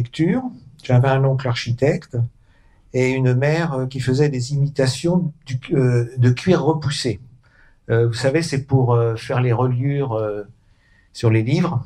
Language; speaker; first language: French; native; French